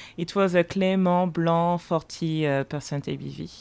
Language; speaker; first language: English; non-native, fluent; French